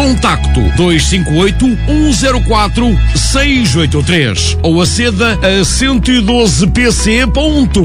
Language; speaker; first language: Portuguese; native; Portuguese